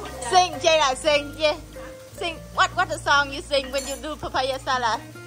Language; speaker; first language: English; non-native, learner; Vietnamese